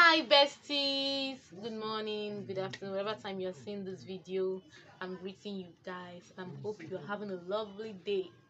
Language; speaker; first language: English; non-native, local second language; Igbo